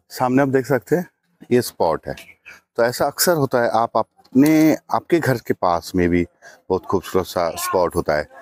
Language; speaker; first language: Hindi; non-native, local second language; Bangla